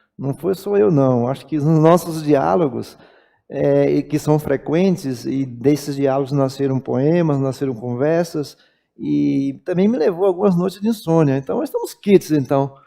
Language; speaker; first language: Portuguese; native; Portuguese